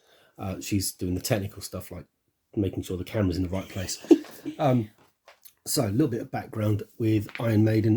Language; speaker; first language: English; native; English